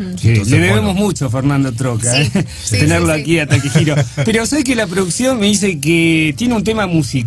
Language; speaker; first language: Spanish; native; Spanish